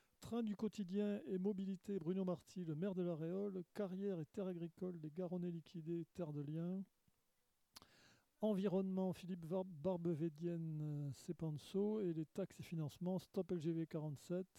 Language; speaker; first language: French; native; French